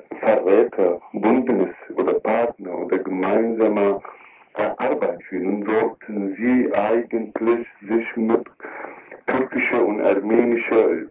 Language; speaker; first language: German; non-native, learner; Kurdish